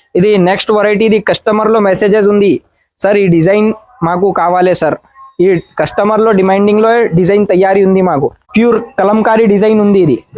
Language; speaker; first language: Telugu; non-native, learner; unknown